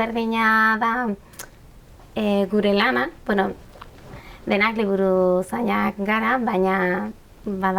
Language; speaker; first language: Basque; non-native, local second language; Spanish